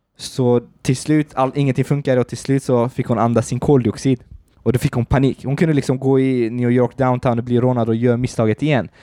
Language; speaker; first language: Swedish; early bilingual, other home language; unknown